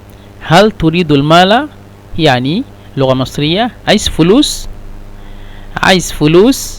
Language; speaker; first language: Arabic; non-native, fluent; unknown